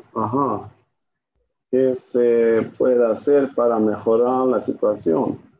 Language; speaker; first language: Spanish; non-native, fluent; Swedish